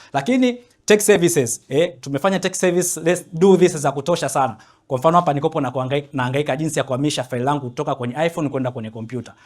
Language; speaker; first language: Swahili; native; Swahili